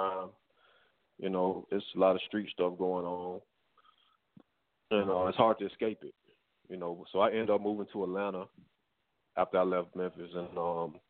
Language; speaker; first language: English; native; English